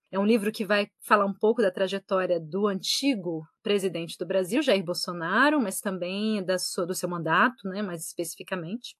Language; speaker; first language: Portuguese; native; Portuguese